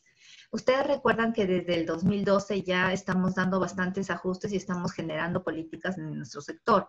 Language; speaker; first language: Spanish; native; Spanish